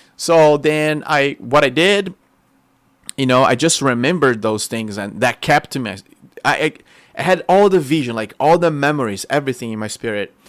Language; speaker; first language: English; non-native, fluent; Portuguese